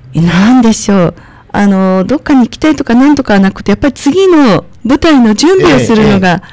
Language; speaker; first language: Japanese; native; Japanese